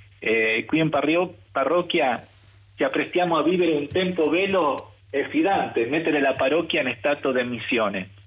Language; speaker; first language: Italian; non-native, fluent; Spanish